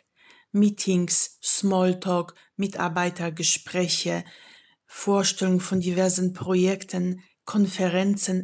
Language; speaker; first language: German; non-native, fluent; Polish